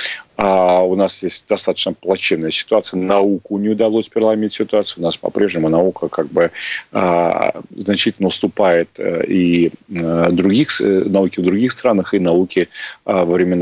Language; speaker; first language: Russian; native; Russian